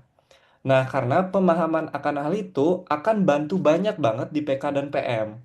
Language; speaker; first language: Indonesian; native; Indonesian